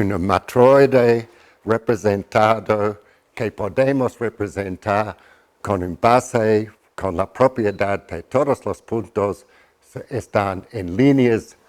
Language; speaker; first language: Spanish; non-native, fluent; English